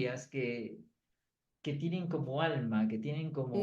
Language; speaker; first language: Spanish; native; Spanish